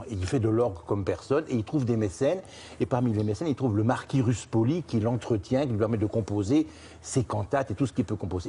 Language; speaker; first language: French; native; French